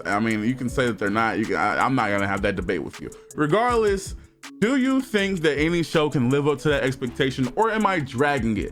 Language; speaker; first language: English; native; English